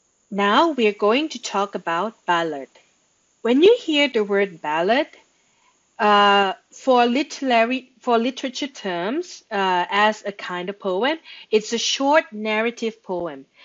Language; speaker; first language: English; non-native, fluent; Thai